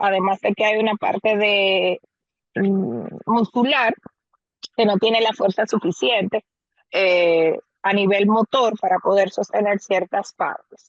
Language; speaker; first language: Spanish; native; Spanish